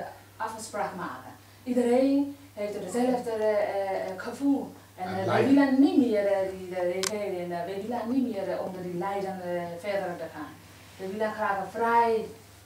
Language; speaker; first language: Dutch; non-native, learner; Burmese